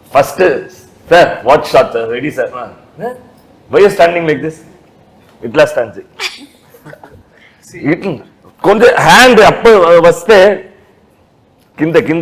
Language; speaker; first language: Telugu; non-native, learner; Tamil